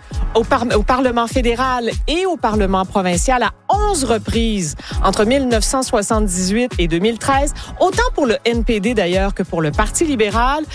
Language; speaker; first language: French; native; French